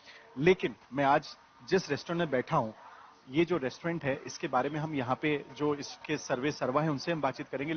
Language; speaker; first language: Hindi; native; Hindi